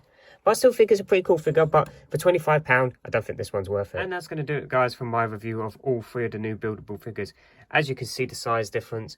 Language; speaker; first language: English; native; English